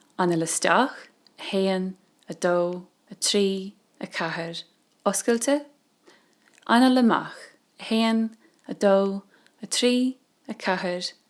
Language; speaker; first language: Irish; native; Irish